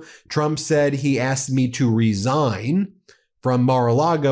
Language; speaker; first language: English; native; English